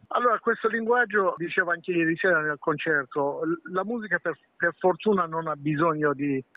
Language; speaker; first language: Italian; non-native, fluent; Persian